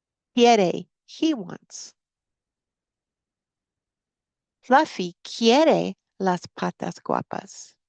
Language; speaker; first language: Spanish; non-native, fluent; English